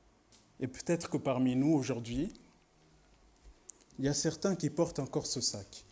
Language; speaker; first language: French; native; French